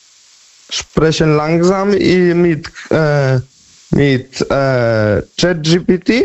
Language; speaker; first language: German; non-native, learner; Polish